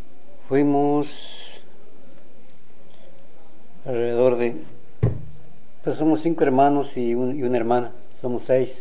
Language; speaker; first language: Spanish; native; Spanish